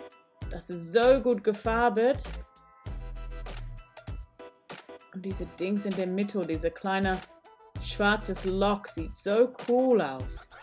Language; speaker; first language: German; non-native, learner; English